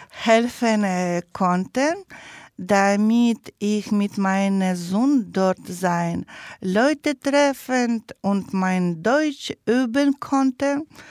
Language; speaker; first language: German; non-native, learner; Ukrainian